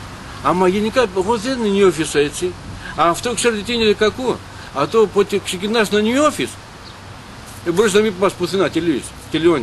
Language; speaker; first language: Greek; non-native, learner; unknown